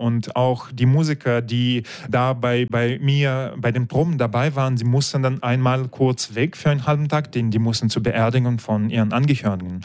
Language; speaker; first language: German; non-native, fluent; Russian